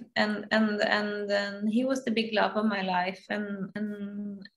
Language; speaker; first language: English; non-native, fluent; Norwegian